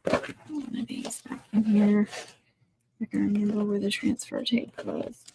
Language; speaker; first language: English; native; English